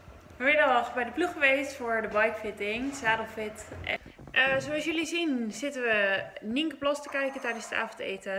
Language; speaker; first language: Dutch; native; Dutch